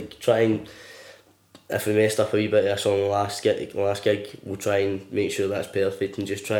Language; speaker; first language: English; native; English